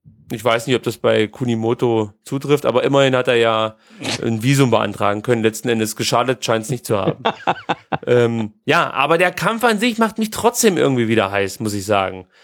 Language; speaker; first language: German; native; German